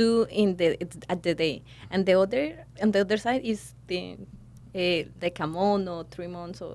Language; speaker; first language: English; non-native, learner; Spanish